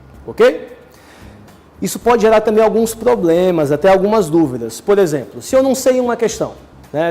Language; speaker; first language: Portuguese; native; Portuguese